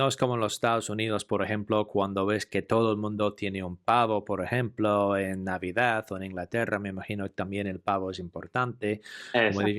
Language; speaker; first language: Spanish; non-native, fluent; English